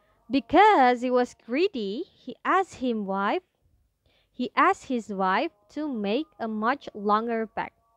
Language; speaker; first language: English; non-native, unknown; Indonesian